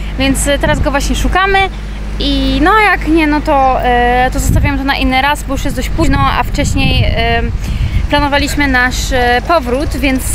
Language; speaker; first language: Polish; early bilingual, heritage; Polish